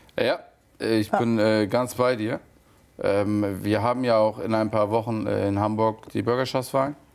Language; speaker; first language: German; early bilingual, other home language; Turkish